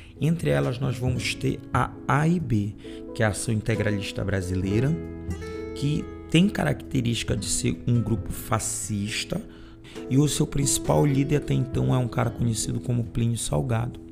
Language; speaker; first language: Portuguese; native; Portuguese